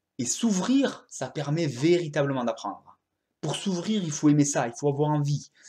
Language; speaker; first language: French; native; French